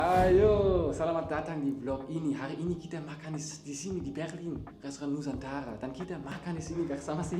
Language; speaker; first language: Indonesian; non-native, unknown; German